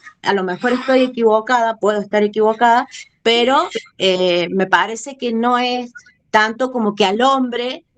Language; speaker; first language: Spanish; native; Spanish